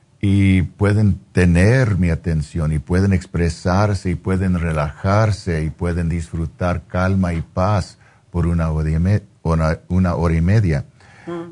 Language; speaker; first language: Spanish; non-native, fluent; English